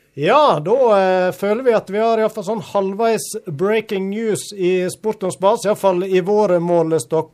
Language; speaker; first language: Norwegian; native; Norwegian